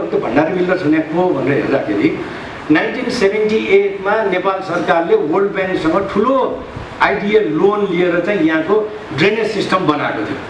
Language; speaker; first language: Nepali; non-native, local second language; Newari